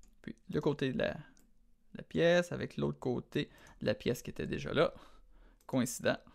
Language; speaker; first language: French; native; French